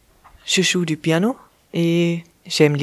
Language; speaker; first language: French; non-native, local second language; German